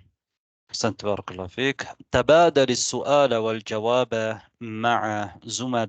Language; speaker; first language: Arabic; non-native, fluent; Tamil